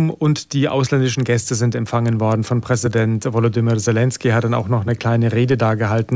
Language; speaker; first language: German; native; German